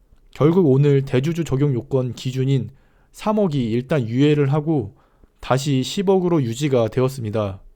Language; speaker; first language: Korean; native; Korean